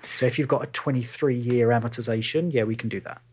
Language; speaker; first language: English; native; English